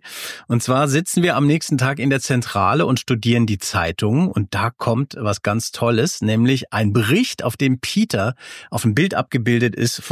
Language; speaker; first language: German; native; German